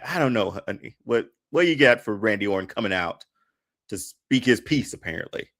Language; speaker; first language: English; native; English